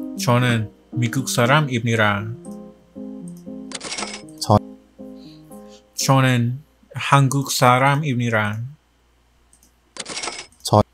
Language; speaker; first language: Korean; non-native, learner; English